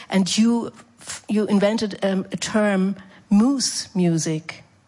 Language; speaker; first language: English; non-native, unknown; German